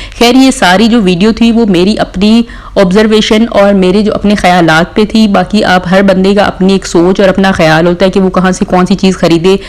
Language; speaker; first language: Urdu; native; Urdu